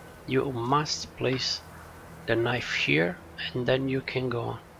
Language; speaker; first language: English; non-native, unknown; Italian